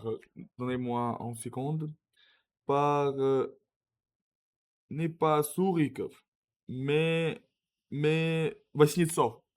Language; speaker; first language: French; non-native, learner; Russian